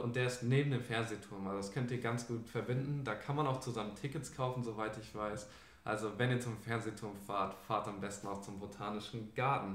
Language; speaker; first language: German; native; German